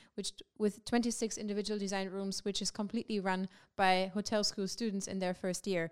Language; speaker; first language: English; non-native, fluent; German